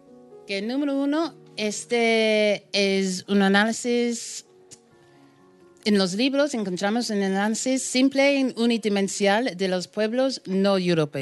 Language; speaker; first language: Spanish; non-native, fluent; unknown